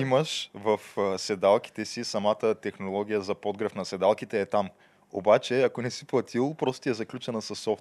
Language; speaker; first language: Bulgarian; native; Bulgarian